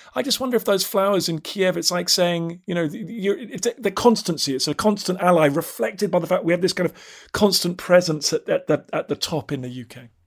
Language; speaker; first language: English; native; English